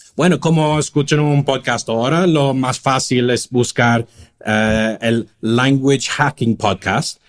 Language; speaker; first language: Spanish; non-native, fluent; English